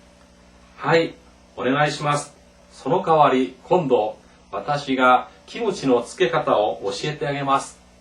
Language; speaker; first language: Japanese; non-native, fluent; Korean